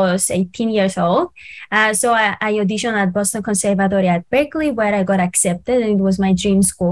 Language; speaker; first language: English; non-native, fluent; Greek